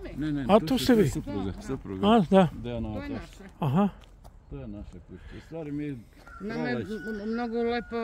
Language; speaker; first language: Bosnian; non-native, local second language; Bulgarian